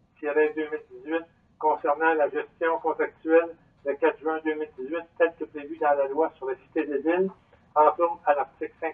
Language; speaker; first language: French; native; French